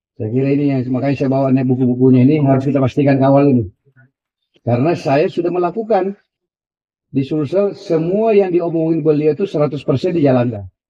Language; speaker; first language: Indonesian; non-native, local second language; Buginese